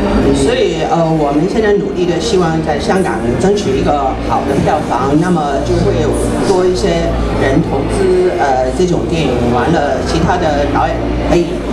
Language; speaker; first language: Chinese; non-native, local second language; Cantonese